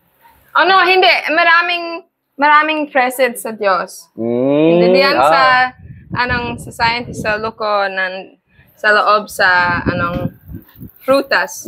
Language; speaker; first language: Filipino; non-native, learner; English